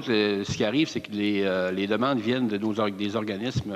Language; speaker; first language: French; native; French